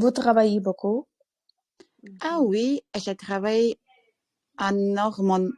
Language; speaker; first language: French; non-native, learner; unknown